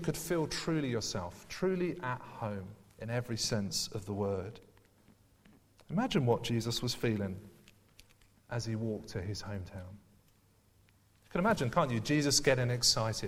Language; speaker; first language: English; native; English